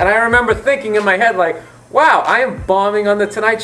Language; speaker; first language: English; native; English